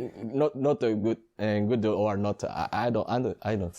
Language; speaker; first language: English; non-native, learner; Japanese